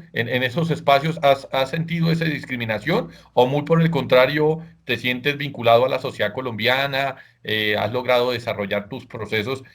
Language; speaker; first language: Spanish; native; Spanish